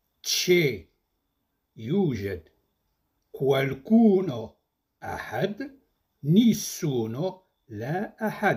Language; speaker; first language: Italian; non-native, fluent; Arabic